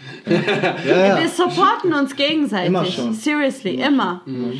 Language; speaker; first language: German; native; German